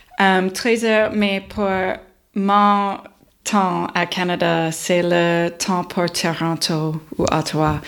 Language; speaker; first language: French; non-native, learner; English